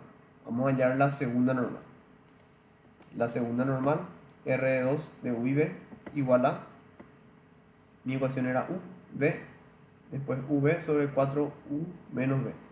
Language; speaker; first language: Spanish; native; Spanish